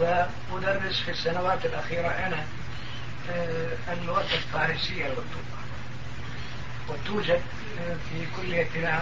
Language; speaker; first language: Arabic; non-native, fluent; Turkish